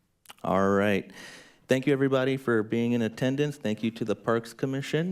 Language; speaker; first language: English; native; English